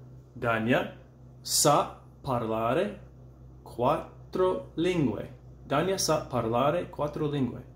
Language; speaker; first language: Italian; non-native, fluent; English